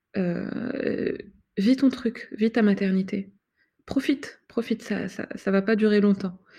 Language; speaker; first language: French; non-native, fluent; Arabic